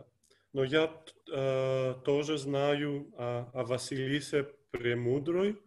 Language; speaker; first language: Russian; non-native, fluent; Greek